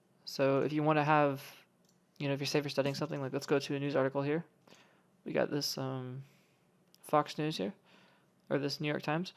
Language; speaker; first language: English; native; English